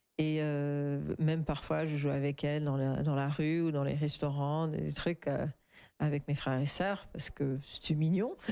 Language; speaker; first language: French; non-native, fluent; English